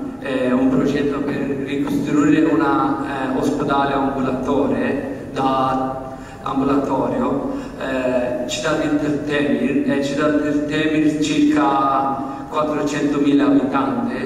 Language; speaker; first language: Italian; non-native, learner; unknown